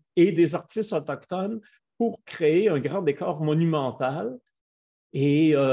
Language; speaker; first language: French; native; French